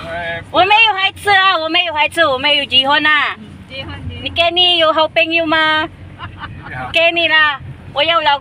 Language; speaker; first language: Chinese; non-native, learner; Filipino